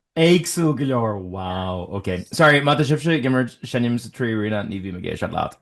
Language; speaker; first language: Irish; native; Irish